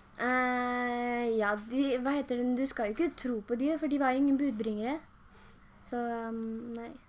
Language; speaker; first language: Norwegian; early bilingual, other home language; Urdu